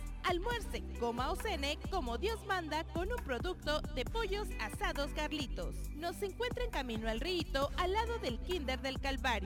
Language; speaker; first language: Spanish; native; Spanish